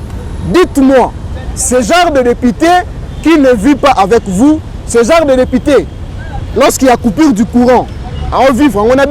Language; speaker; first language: French; non-native, local second language; Lingala